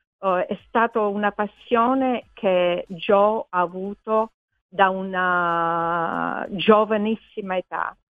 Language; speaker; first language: Italian; early bilingual, heritage; Italian